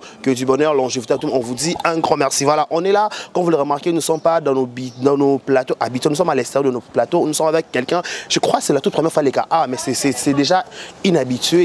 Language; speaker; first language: French; non-native, local second language; Lingala